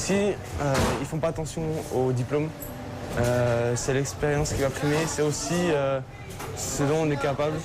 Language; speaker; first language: French; native; French